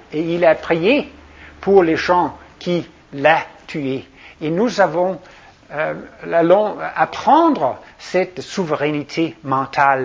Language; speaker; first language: French; non-native, fluent; Danish